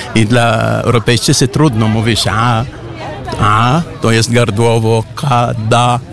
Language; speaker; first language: Polish; non-native, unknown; Arabic